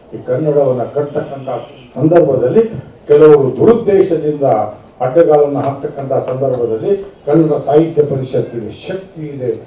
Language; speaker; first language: Kannada; native; Kannada